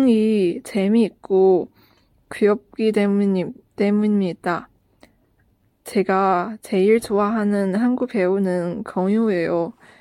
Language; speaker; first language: Korean; non-native, learner; Chinese